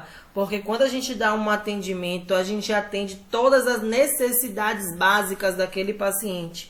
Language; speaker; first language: Portuguese; native; Portuguese